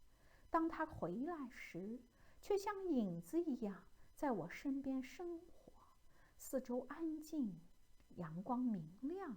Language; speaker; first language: Chinese; native; Chinese